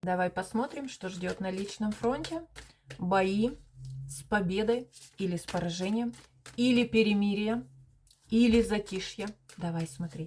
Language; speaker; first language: Russian; native; Russian